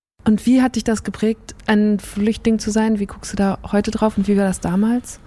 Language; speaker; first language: German; native; German